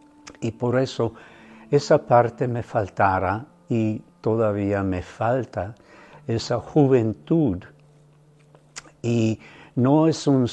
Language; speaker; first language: Spanish; non-native, fluent; German